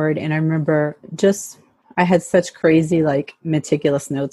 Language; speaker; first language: English; early bilingual, other home language; Spanish